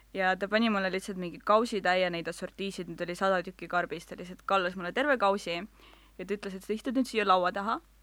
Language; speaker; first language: Estonian; non-native, local second language; Russian